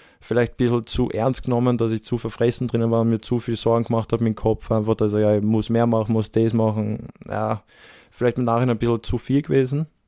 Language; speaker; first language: German; native; German